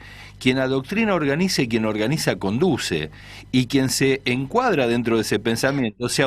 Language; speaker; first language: Spanish; native; Spanish